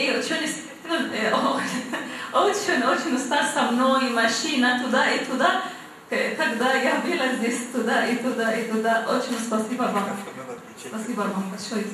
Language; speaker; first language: Russian; non-native, learner; Arabic